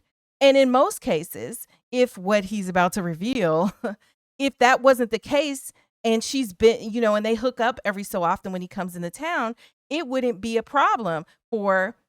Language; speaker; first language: English; native; English